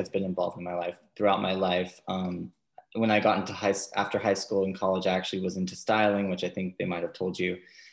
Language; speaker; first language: English; native; English